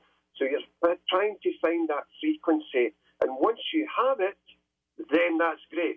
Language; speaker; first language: English; native; English